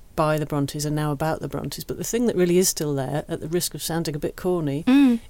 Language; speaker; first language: English; native; English